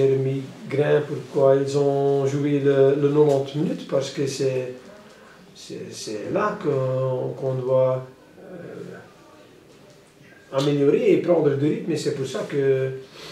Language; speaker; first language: French; non-native, local second language; Dutch